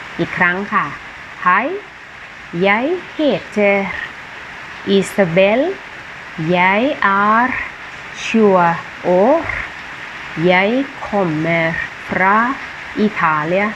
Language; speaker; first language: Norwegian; non-native, fluent; Thai